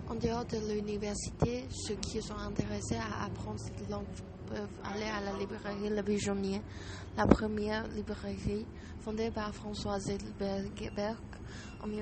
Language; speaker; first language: French; non-native, learner; Chinese